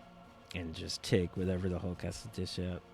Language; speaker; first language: English; native; English